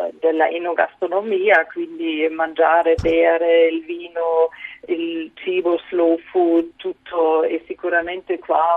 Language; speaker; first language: Italian; non-native, fluent; German